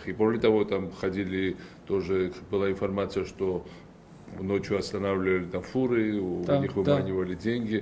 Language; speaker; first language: Russian; non-native, local second language; Georgian